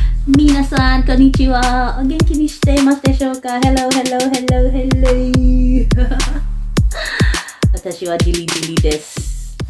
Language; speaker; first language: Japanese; non-native, learner; English